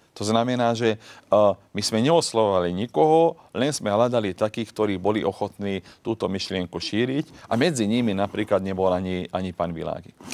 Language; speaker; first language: Slovak; non-native, local second language; Hungarian